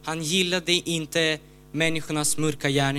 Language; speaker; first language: Swedish; non-native, learner; Ukrainian